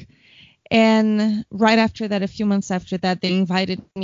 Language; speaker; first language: English; non-native, fluent; Portuguese